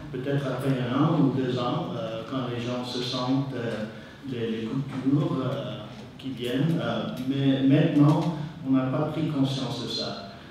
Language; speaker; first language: French; non-native, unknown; English